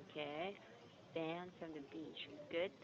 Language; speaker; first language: English; non-native, fluent; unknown